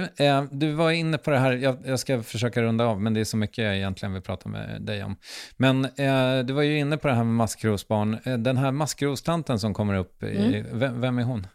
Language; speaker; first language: Swedish; native; Swedish